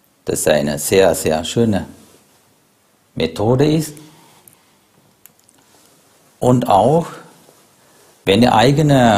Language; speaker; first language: German; non-native, fluent; Sinhala